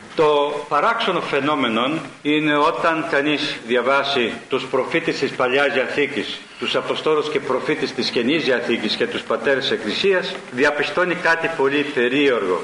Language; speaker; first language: Greek; early bilingual, heritage; Greek